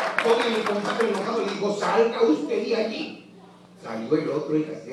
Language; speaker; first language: Spanish; native; Spanish